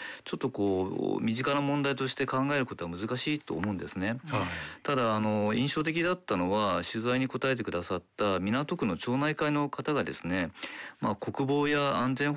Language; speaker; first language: Japanese; native; Japanese